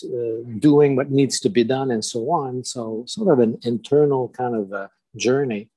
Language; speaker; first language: English; non-native, fluent; French